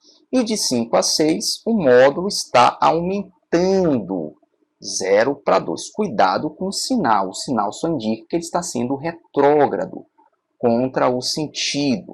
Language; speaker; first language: Portuguese; native; Portuguese